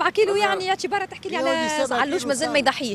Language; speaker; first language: Arabic; native; Arabic